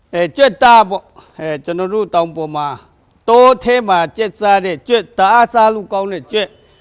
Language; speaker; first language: Burmese; non-native, local second language; Kachin